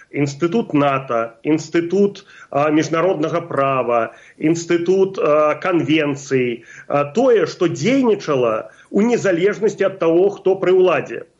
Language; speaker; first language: Belarusian; non-native, local second language; Russian